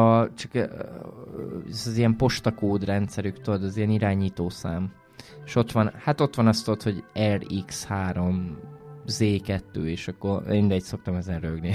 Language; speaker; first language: Hungarian; native; Hungarian